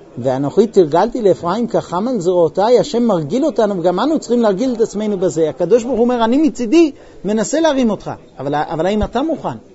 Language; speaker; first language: Hebrew; non-native, fluent; English